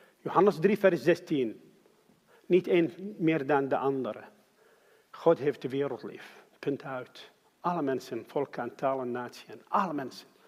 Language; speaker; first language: Dutch; non-native, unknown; Arabic